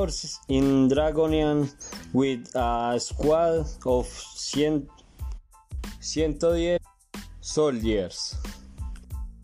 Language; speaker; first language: English; non-native, learner; Spanish